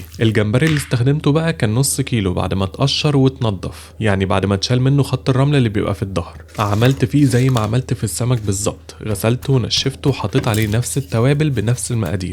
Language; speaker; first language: Arabic; native; Arabic